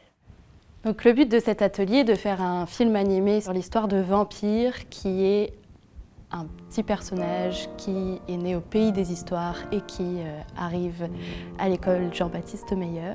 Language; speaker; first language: French; native; French